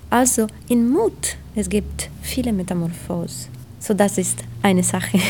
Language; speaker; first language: German; non-native, learner; Italian